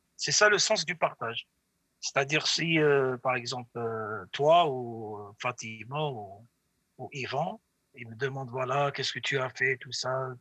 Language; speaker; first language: French; non-native, local second language; Arabic